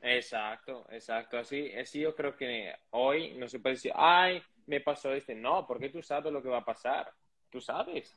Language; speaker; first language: Spanish; non-native, fluent; Italian